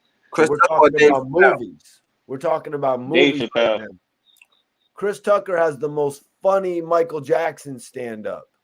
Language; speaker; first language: English; native; English